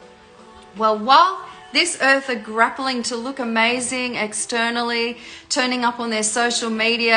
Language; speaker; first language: English; native; English